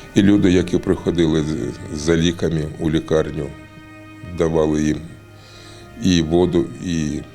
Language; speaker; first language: Ukrainian; native; Ukrainian